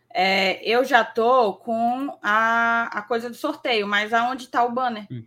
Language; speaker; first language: Portuguese; native; Portuguese